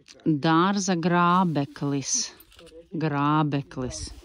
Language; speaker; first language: Latvian; non-native, local second language; Russian